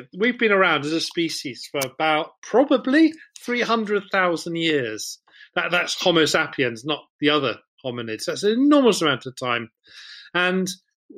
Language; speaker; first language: English; native; English